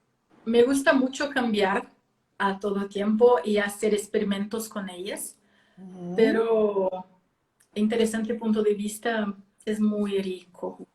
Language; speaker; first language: Spanish; non-native, learner; Portuguese